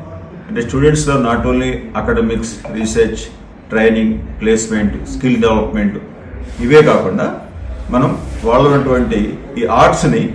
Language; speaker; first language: Telugu; native; Telugu